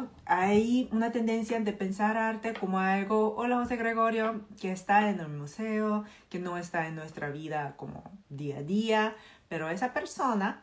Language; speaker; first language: Spanish; non-native, fluent; Korean